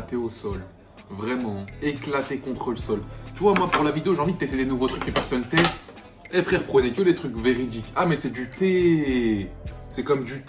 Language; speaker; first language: French; native; French